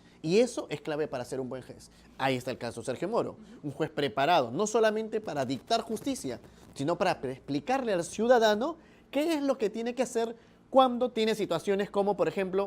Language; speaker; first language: Spanish; native; Spanish